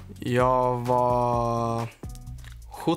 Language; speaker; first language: Swedish; non-native, learner; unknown